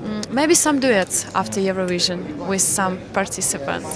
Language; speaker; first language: English; non-native, learner; Ukrainian